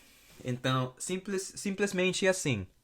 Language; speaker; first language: Portuguese; non-native, fluent; English